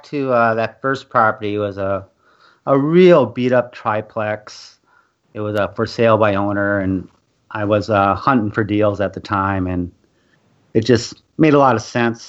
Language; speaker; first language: English; native; English